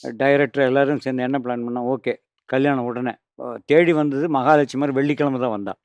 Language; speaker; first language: Tamil; native; Tamil